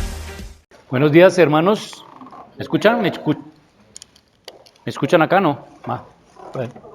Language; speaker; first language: Spanish; native; Spanish